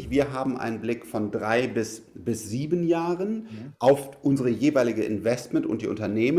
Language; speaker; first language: German; native; German